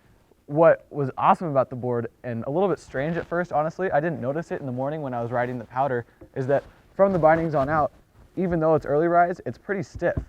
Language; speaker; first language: English; native; English